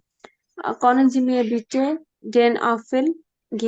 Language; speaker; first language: German; non-native, learner; Bangla